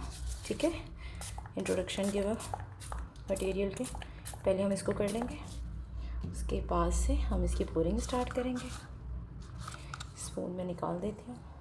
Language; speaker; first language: Hindi; native; Hindi